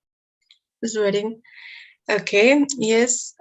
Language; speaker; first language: English; non-native, learner; Spanish